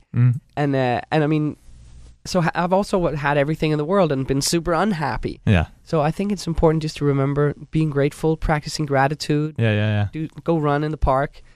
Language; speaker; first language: English; non-native, fluent; Danish